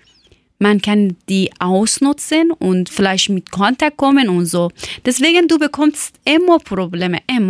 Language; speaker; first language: German; non-native, learner; Persian